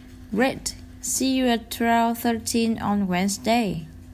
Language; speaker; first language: English; non-native, learner; Vietnamese